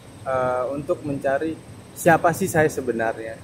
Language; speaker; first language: Indonesian; non-native, fluent; German